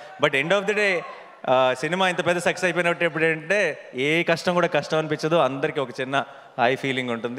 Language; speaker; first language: Telugu; native; Telugu